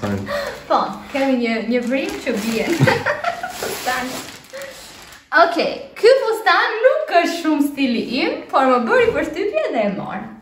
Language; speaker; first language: Albanian; early bilingual, heritage; Albanian